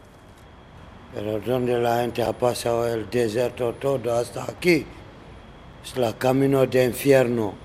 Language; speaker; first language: Spanish; non-native, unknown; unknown